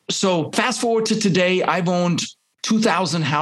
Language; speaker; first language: English; early bilingual, other home language; Dutch